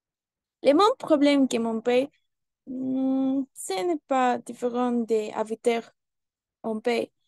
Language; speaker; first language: French; non-native, learner; Spanish